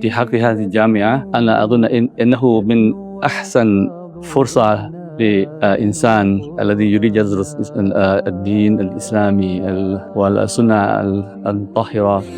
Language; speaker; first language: Arabic; non-native, fluent; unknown